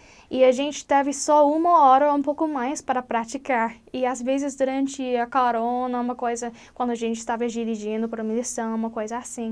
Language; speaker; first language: Portuguese; non-native, learner; English